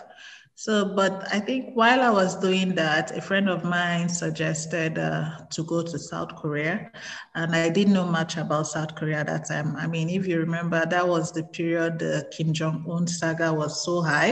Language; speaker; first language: English; non-native, local second language; Igbo